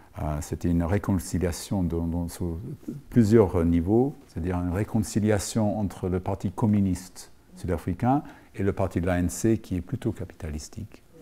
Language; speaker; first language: French; non-native, fluent; English